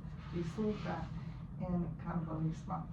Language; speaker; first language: Spanish; non-native, learner; English